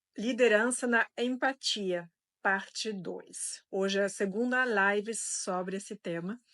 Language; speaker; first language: Portuguese; non-native, fluent; French